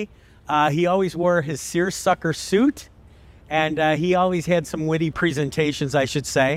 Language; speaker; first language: English; native; English